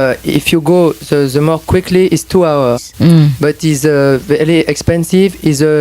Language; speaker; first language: English; non-native, learner; French